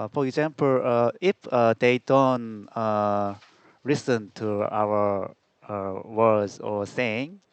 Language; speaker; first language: English; non-native, learner; Korean